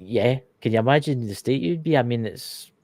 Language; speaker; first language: English; native; English